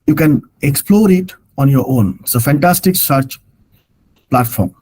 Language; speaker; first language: English; non-native, local second language; Bangla